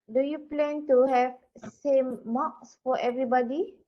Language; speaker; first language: English; non-native, local second language; Malay